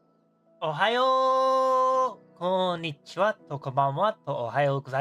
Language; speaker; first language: Japanese; non-native, learner; English